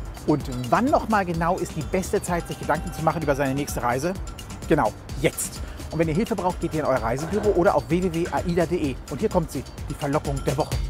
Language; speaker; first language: German; native; German